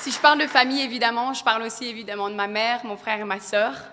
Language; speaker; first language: French; early bilingual, other home language; Polish